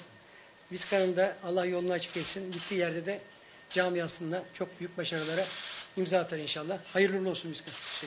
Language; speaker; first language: Turkish; native; Turkish